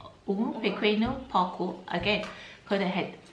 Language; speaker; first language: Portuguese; non-native, learner; Cantonese